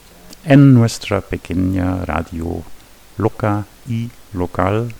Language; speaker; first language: Spanish; non-native, learner; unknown